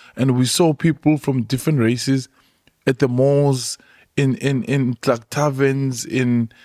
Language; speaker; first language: English; non-native, local second language; Xhosa